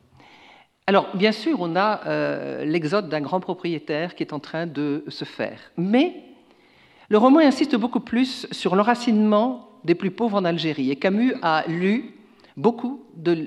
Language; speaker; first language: French; native; French